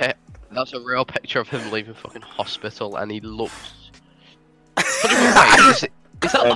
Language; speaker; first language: English; native; English